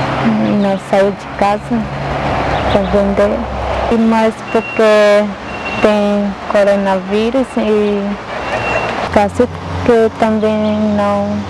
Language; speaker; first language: Portuguese; non-native, local second language; Guarani